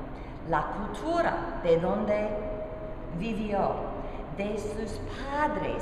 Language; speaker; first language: Spanish; non-native, learner; English